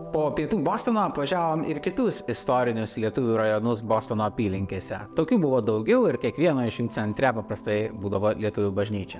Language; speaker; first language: Lithuanian; native; Lithuanian